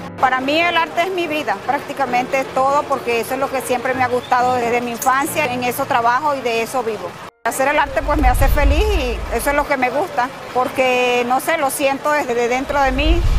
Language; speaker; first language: Spanish; native; Spanish